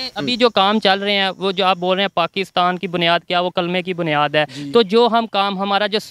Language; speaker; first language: Urdu; native; Urdu